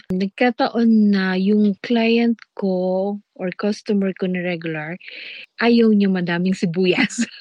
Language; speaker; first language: Filipino; non-native, local second language; Pampanga